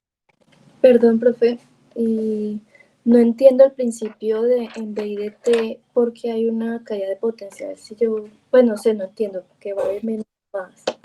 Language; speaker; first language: Spanish; native; Spanish